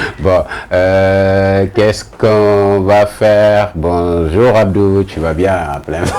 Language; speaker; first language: French; non-native, local second language; Wolof